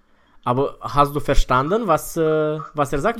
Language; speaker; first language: German; non-native, fluent; Romanian